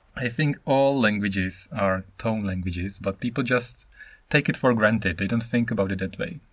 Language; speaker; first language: English; non-native, fluent; Czech